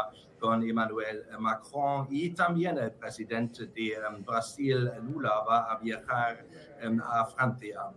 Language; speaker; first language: Spanish; non-native, fluent; German